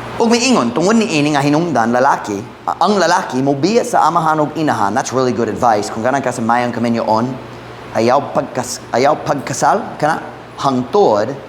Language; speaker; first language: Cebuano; non-native, fluent; English